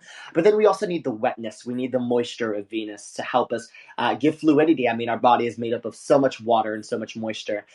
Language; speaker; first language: English; native; English